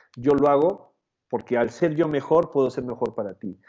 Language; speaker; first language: Spanish; native; Spanish